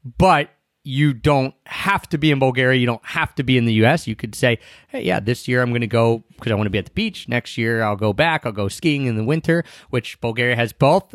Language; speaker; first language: English; native; English